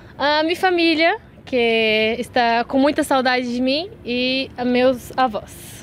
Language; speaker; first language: Spanish; non-native, learner; Portuguese